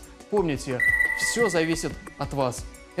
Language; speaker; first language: Russian; native; Russian